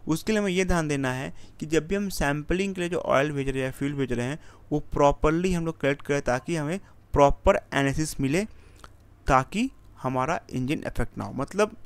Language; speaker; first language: Hindi; native; Hindi